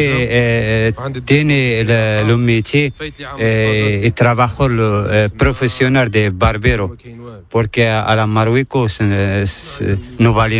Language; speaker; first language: Spanish; non-native, learner; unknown